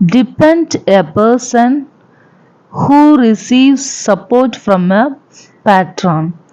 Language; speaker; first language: English; non-native, local second language; Tamil